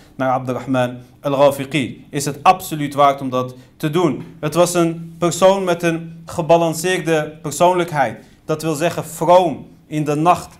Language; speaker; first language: Dutch; early bilingual, other home language; Riffian